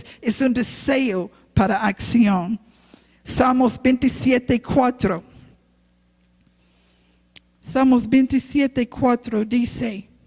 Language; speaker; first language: Spanish; non-native, learner; English